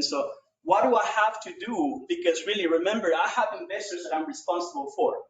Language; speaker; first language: English; non-native, fluent; Spanish